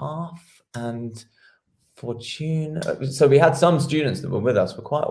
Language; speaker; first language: English; native; English